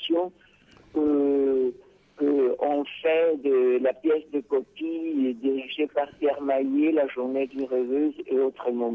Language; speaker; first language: French; non-native, fluent; Spanish